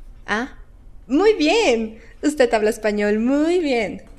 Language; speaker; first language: Spanish; native; Spanish